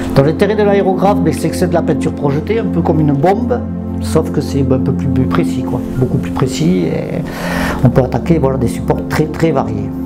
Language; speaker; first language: French; native; French